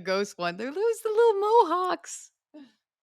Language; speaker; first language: English; native; English